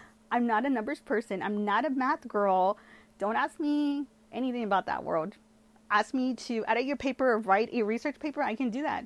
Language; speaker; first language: English; early bilingual, other home language; Spanish